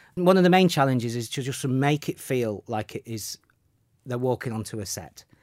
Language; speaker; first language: English; native; English